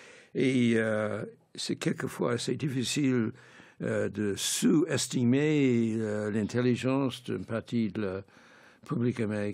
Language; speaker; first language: French; non-native, fluent; English